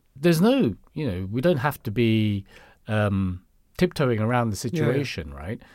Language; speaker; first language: English; non-native, local second language; Cantonese